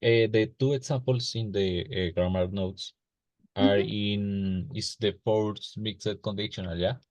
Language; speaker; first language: English; non-native, learner; Spanish